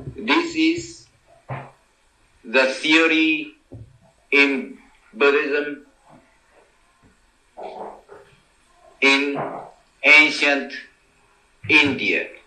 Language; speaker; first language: English; non-native, learner; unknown